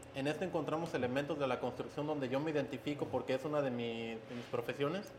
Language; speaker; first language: Spanish; native; Spanish